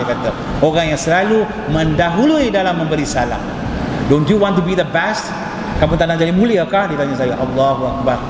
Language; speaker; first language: Malay; non-native, local second language; Tamil